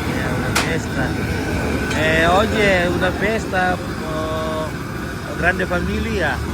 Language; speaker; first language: Italian; non-native, learner; Indonesian